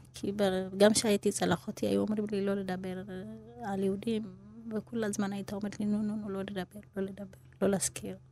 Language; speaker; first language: Hebrew; non-native, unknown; Amharic